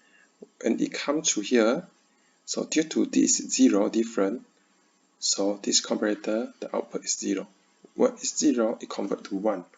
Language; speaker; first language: English; non-native, learner; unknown